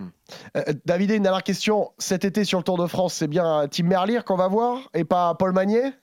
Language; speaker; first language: French; native; French